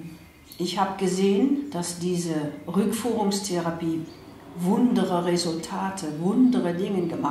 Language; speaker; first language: German; non-native, fluent; Dutch